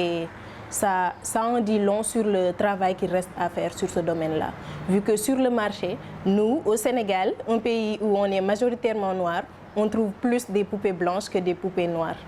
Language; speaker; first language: French; non-native, local second language; Wolof